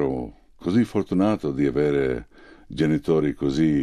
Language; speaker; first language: Italian; non-native, fluent; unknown